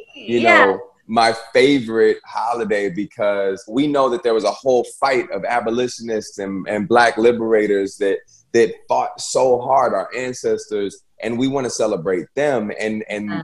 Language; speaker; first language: English; native; English